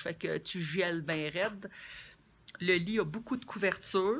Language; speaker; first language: French; native; French